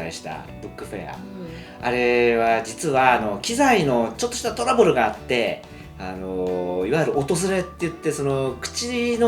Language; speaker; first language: Japanese; native; Japanese